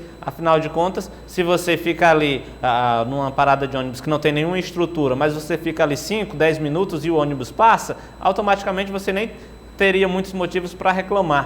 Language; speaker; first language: Portuguese; native; Portuguese